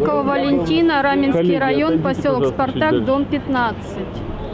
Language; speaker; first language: Russian; native; Russian